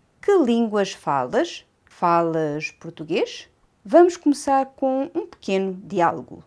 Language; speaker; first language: Portuguese; non-native, fluent; Konkani